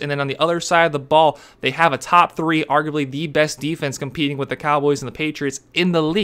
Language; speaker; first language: English; native; English